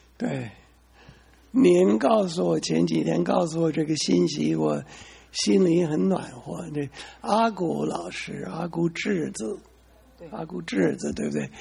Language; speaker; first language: Chinese; non-native, fluent; English